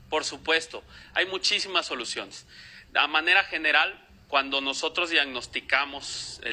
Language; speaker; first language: Spanish; native; Spanish